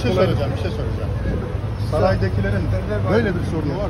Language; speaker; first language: Turkish; native; Turkish